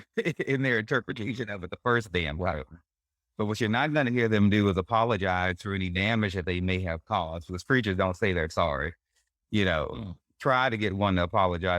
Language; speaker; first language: English; native; English